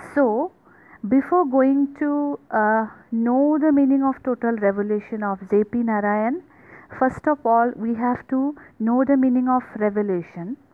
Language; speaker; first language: English; non-native, local second language; Assamese